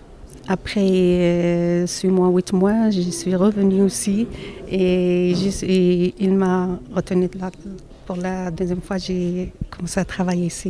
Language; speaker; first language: French; non-native, learner; Arabic